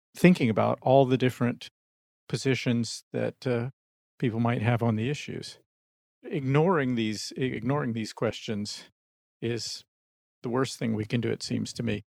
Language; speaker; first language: English; native; English